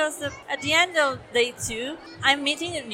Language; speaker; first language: English; non-native, learner; Italian